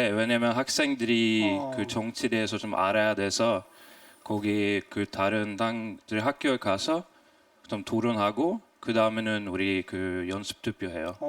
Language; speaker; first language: Korean; non-native, fluent; Swedish